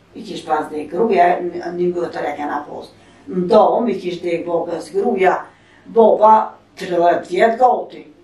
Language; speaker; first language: Albanian; early bilingual, heritage; Albanian